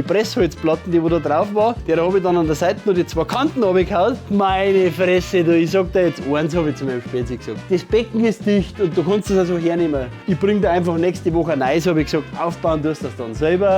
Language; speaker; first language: German; native; German